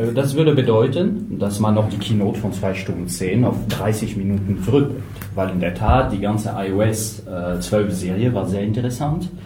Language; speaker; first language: German; non-native, fluent; French